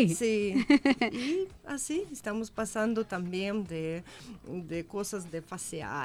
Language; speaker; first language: Spanish; non-native, learner; Russian